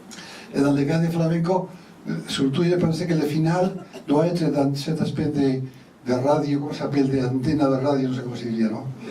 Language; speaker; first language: French; non-native, learner; Spanish